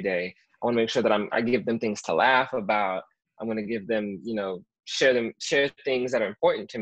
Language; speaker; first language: English; native; English